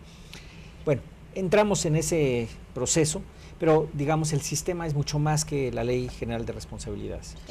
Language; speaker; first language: Spanish; native; Spanish